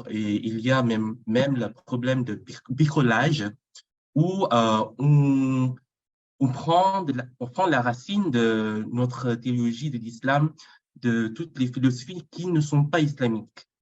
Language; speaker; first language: French; non-native, fluent; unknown